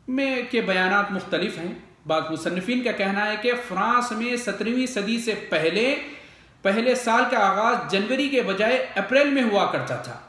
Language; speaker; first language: Urdu; native; Urdu